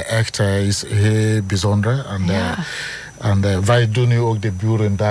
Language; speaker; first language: Dutch; non-native, learner; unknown